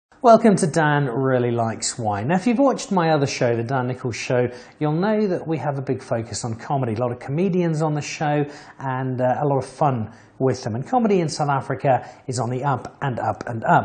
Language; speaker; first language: English; native; English